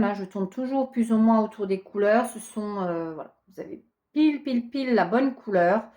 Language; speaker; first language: French; native; French